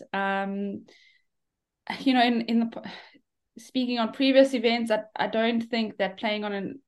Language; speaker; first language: English; native; English